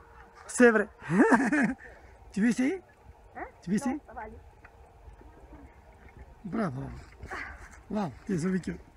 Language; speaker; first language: French; non-native, learner; Bulgarian